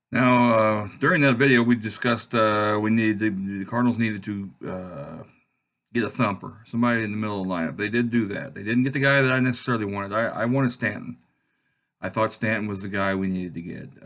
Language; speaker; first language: English; native; English